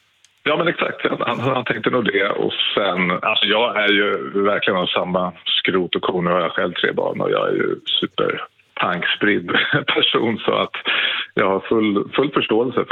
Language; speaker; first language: Swedish; native; Swedish